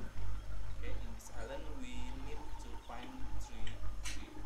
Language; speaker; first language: English; non-native, learner; Indonesian